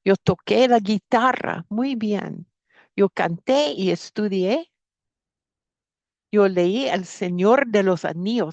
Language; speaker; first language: Spanish; non-native, fluent; English